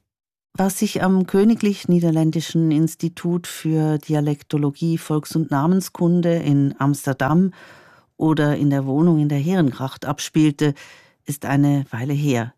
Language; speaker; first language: German; native; German